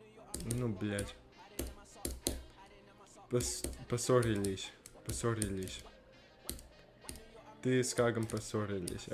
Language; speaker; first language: Russian; non-native, learner; English